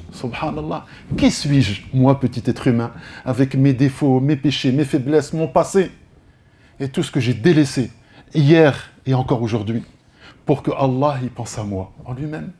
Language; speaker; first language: French; native; French